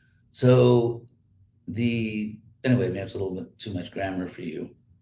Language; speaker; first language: English; native; English